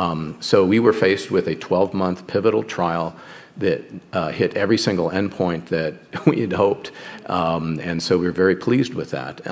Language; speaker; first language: English; native; English